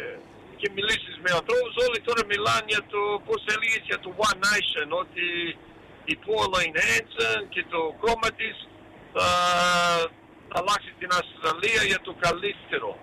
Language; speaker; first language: Greek; early bilingual, heritage; Greek